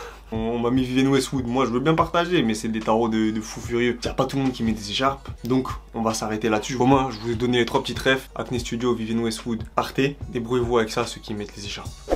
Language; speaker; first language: French; native; French